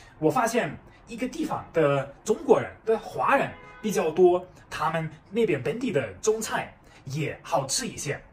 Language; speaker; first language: Chinese; non-native, fluent; German